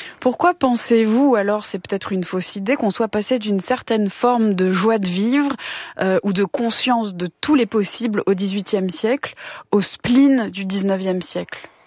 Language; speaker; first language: French; native; French